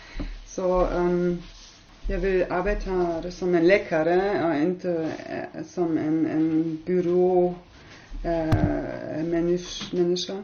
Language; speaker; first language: Swedish; non-native, learner; German